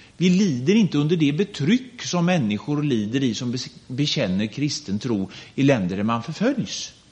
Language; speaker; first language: Swedish; native; Swedish